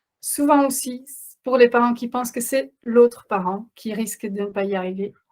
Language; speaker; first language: French; non-native, fluent; Dutch